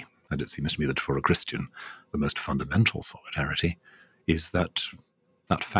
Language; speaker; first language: English; native; English